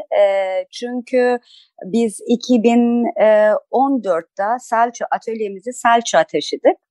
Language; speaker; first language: Turkish; non-native, fluent; Persian